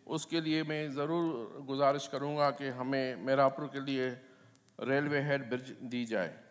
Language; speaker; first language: Urdu; non-native, local second language; Sindhi